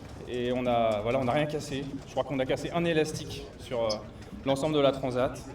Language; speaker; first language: French; native; French